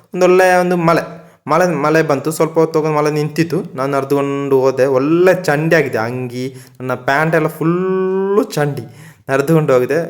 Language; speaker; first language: Kannada; non-native, local second language; Tulu